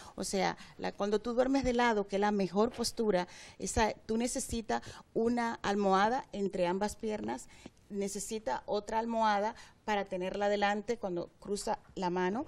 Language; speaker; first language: Spanish; native; Spanish